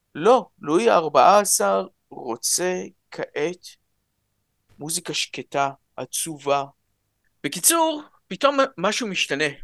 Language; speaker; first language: Hebrew; early bilingual, other home language; Russian